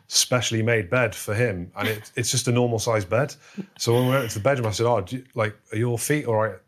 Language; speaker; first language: English; native; English